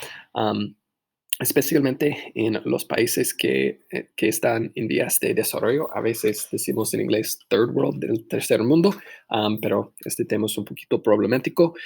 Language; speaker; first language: Spanish; non-native, fluent; English